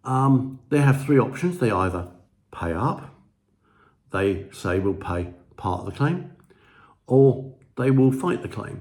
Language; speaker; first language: English; native; English